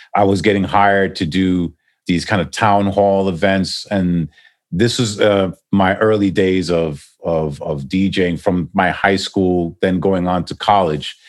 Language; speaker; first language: English; native; English